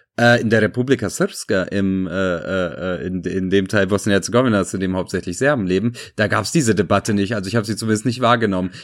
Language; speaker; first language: German; early bilingual, other home language; Serbian